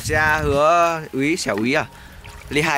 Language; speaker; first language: Chinese; non-native, learner; Vietnamese